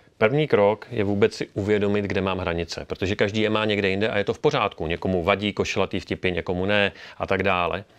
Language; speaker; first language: Czech; native; Czech